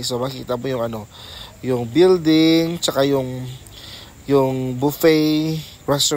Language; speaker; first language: Filipino; non-native, local second language; Hiligaynon